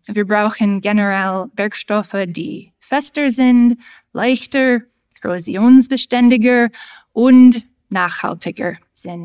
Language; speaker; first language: German; non-native, fluent; English